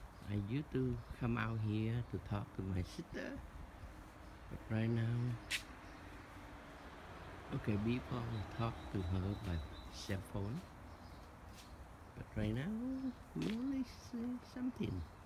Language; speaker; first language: English; non-native, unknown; Vietnamese